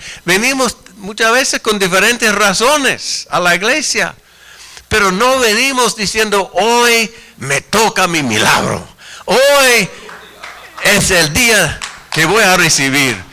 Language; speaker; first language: Spanish; non-native, fluent; English